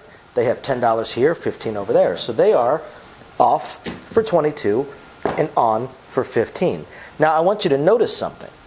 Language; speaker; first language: English; native; English